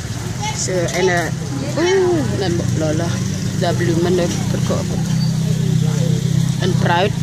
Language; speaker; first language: Dutch; non-native, learner; Indonesian